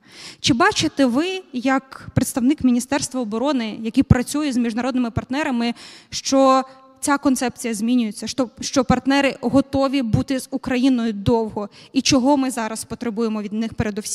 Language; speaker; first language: Ukrainian; native; Ukrainian